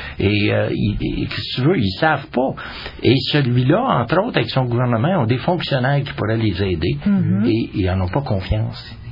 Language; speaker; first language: French; native; French